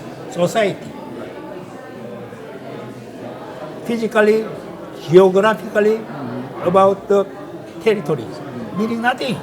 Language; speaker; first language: English; non-native, learner; Korean